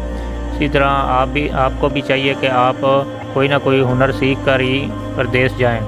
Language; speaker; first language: Urdu; native; Urdu